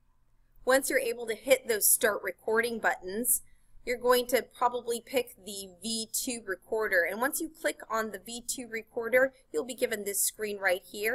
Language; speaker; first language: English; native; English